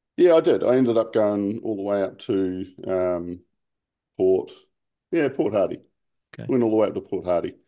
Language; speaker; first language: English; native; English